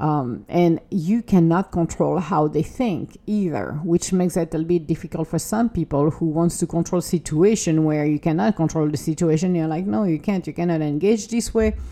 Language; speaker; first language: English; non-native, fluent; French